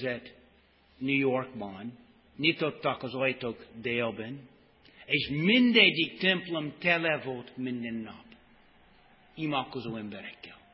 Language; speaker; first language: Hungarian; non-native, fluent; English